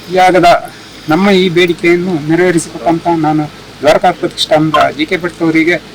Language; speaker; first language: Kannada; native; Kannada